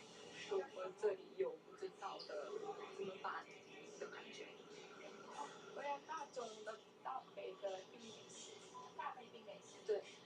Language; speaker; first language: Chinese; non-native, learner; Korean